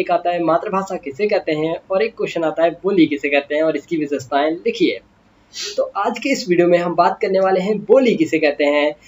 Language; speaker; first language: Hindi; native; Hindi